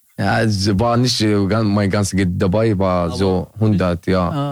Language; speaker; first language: German; non-native, learner; Arabic